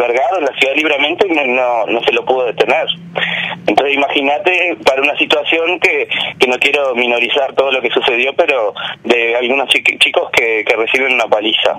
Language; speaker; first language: Spanish; native; Spanish